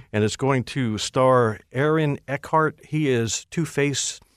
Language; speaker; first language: English; native; English